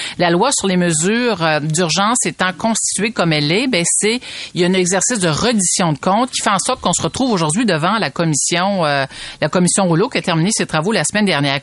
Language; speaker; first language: French; native; French